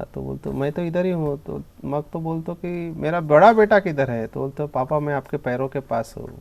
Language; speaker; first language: Hindi; non-native, local second language; Marathi